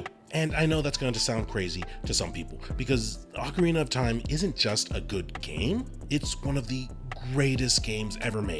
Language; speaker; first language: English; native; English